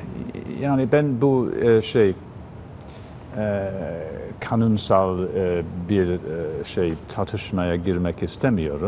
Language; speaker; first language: Turkish; non-native, fluent; English